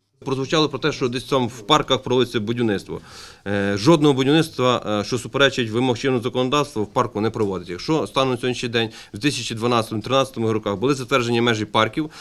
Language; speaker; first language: Ukrainian; native; Ukrainian